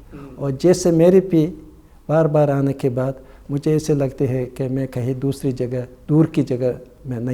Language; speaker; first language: Hindi; non-native, learner; Mongolian